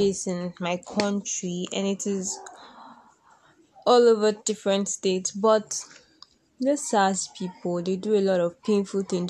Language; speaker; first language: English; non-native, local second language; Yoruba